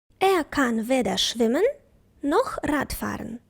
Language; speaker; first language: German; non-native, fluent; Ukrainian